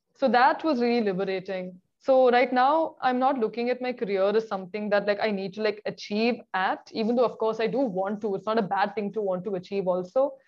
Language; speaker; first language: English; non-native, local second language; Malayalam